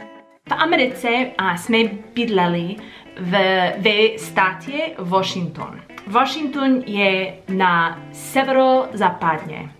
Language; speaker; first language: Czech; non-native, learner; English